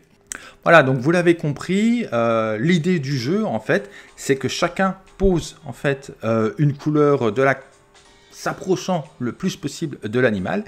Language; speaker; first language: French; native; French